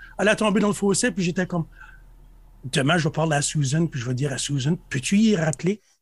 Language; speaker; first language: French; native; French